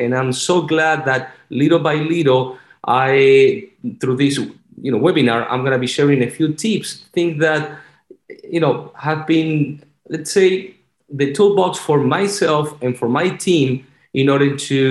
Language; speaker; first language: English; non-native, fluent; Spanish